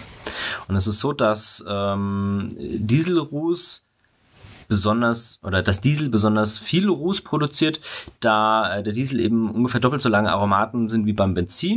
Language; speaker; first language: German; native; German